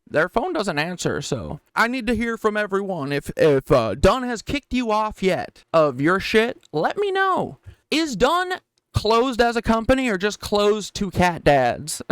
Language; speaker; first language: English; native; English